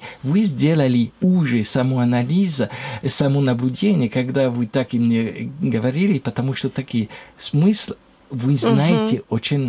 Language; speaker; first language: Russian; non-native, learner; French